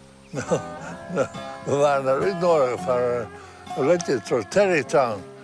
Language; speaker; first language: Dutch; non-native, local second language; Western Frisian